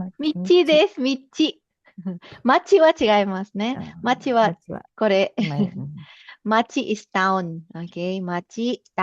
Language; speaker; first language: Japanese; non-native, fluent; Filipino